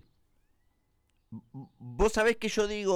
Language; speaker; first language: Spanish; native; Spanish